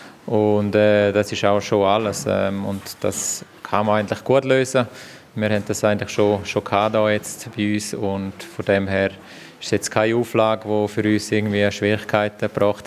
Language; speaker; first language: German; native; German